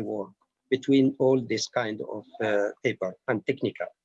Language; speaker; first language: English; non-native, learner; Arabic